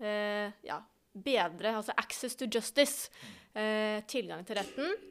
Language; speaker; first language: Norwegian; native; Norwegian